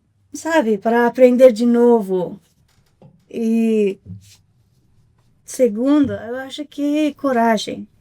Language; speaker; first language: Portuguese; non-native, fluent; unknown